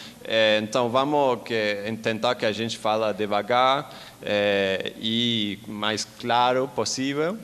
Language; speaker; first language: Portuguese; non-native, learner; Spanish